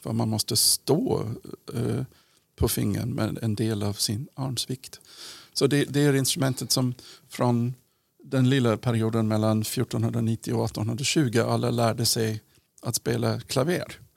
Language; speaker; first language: Swedish; non-native, fluent; English